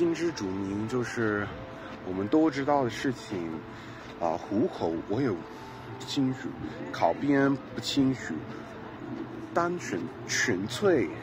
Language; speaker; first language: Chinese; non-native, fluent; English